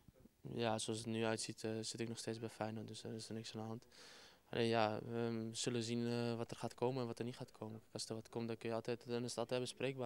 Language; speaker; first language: Dutch; native; Dutch